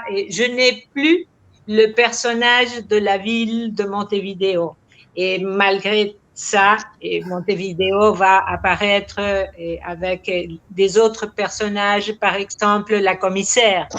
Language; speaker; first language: French; non-native, fluent; Spanish